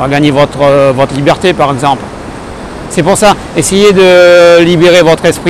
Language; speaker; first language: French; native; French